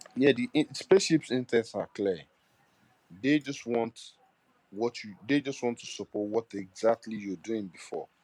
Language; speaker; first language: English; non-native, local second language; Yoruba